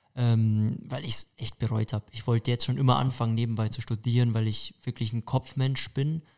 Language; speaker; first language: German; native; German